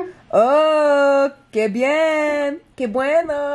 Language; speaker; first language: Spanish; non-native, learner; English